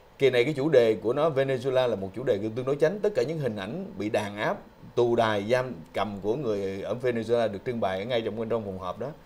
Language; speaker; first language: Vietnamese; native; Vietnamese